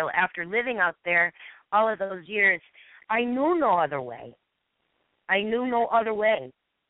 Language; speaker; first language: English; native; English